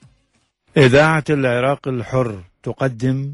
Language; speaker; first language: Arabic; native; Arabic